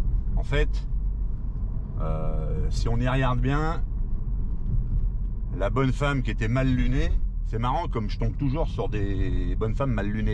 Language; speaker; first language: French; native; French